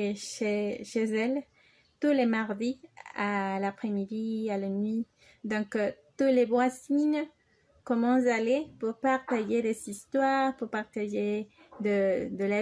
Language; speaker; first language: French; non-native, learner; Spanish